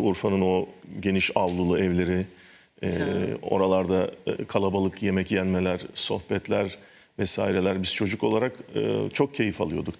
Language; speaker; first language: Turkish; native; Turkish